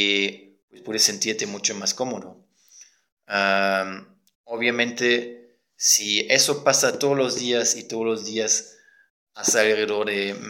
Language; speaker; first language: Spanish; non-native, fluent; German